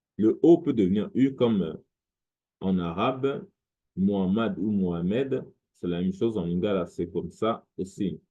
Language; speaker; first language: French; non-native, local second language; Lingala